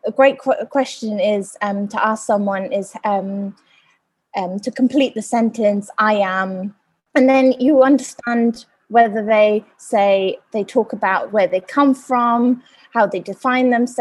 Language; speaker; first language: English; native; English